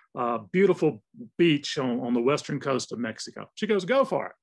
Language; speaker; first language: English; native; English